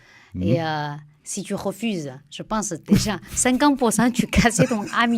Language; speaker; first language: French; non-native, fluent; Chinese